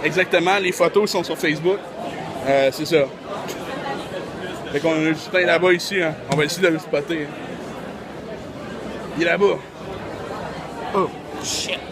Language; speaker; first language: French; native; French